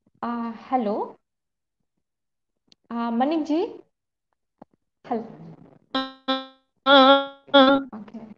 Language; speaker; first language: Hindi; non-native, local second language; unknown